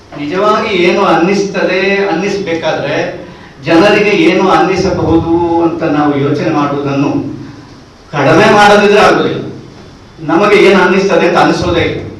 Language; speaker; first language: Kannada; non-native, local second language; Tulu